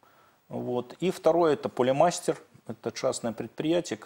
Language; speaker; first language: Russian; native; Russian